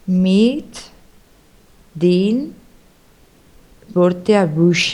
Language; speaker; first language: German; non-native, learner; Spanish